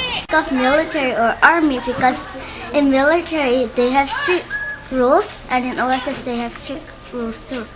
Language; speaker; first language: English; non-native, learner; Korean